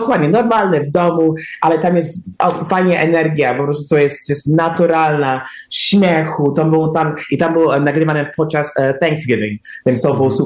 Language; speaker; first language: Polish; early bilingual, heritage; English